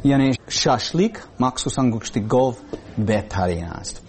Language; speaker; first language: Persian; non-native, learner; English